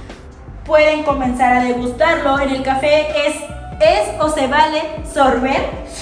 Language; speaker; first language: Spanish; native; Spanish